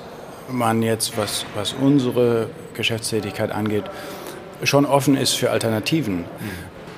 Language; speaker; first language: German; native; German